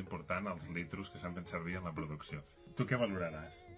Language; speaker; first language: Catalan; native; Catalan